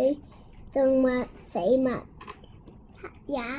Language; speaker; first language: Chinese; non-native, local second language; Cantonese